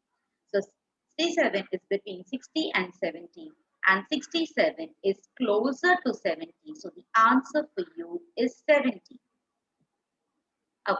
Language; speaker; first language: English; non-native, local second language; Tamil